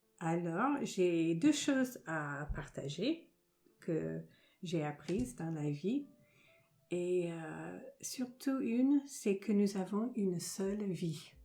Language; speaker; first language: French; non-native, fluent; English